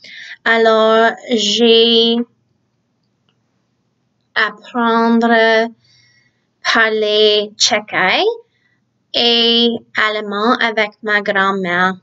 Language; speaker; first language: French; early bilingual, other home language; Czech